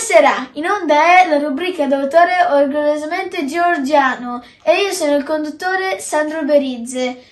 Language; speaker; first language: Italian; non-native, learner; Georgian